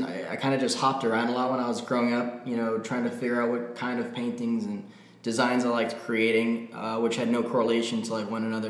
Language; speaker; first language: English; native; English